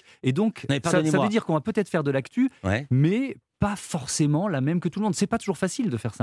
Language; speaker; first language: French; native; French